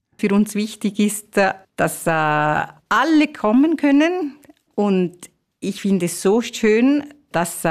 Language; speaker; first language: German; non-native, fluent; Italian